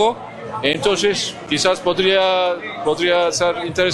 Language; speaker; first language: Spanish; non-native, learner; Turkish